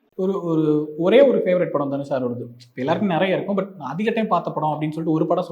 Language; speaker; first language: Tamil; native; Tamil